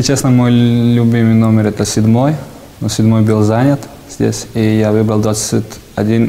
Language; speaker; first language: Russian; non-native, fluent; Georgian